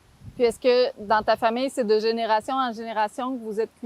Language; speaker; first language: French; native; French